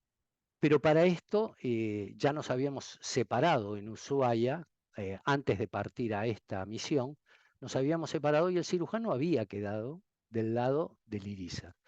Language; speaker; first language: Spanish; native; Spanish